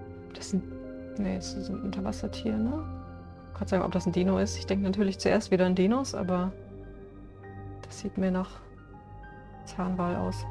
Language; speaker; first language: German; native; German